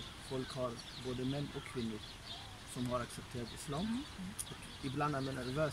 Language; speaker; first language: Swedish; non-native, fluent; Arabic